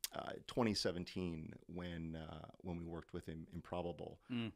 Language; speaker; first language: English; native; English